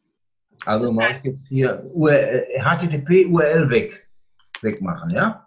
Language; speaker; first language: German; native; German